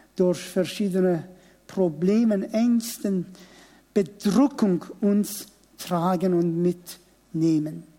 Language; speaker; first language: German; non-native, fluent; Persian